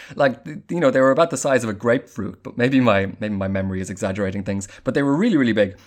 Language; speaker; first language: English; native; English